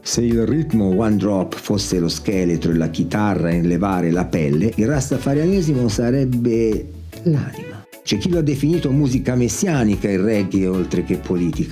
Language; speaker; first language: Italian; native; Italian